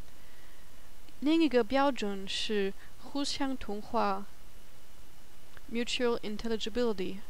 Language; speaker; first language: Chinese; non-native, learner; German